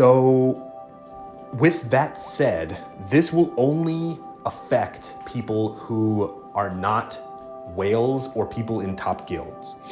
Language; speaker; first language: English; native; English